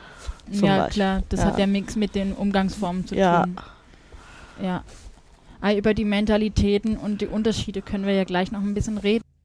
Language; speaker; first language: German; native; German